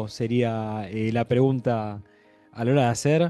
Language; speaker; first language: Spanish; native; Spanish